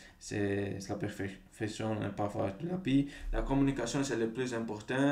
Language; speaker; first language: French; non-native, fluent; Portuguese